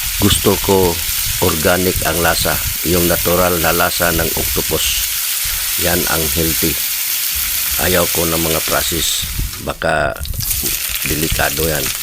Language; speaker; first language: Filipino; non-native, local second language; Cebuano